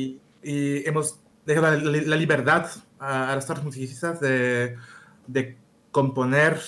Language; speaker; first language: Spanish; non-native, learner; French